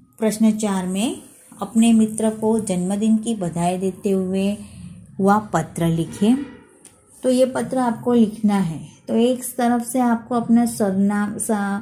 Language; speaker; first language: Hindi; non-native, local second language; Gujarati